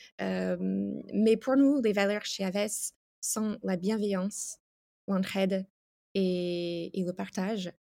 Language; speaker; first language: French; non-native, fluent; English